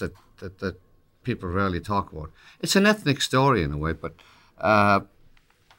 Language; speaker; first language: English; native; English